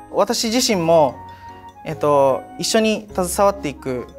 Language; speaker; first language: Japanese; early bilingual, other home language; Cebuano